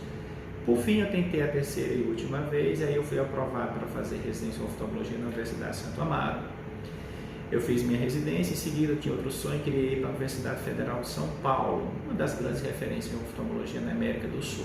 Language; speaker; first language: Portuguese; native; Portuguese